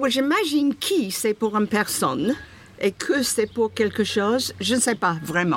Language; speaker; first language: French; non-native, learner; English